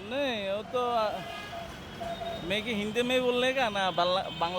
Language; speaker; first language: Hindi; non-native, local second language; Bangla